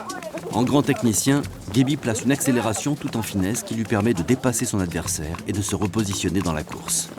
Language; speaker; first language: French; native; French